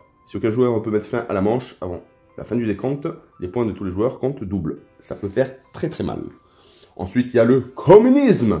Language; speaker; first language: French; native; French